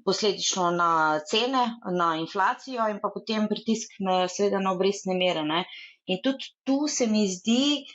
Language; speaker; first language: Slovenian; native; Slovenian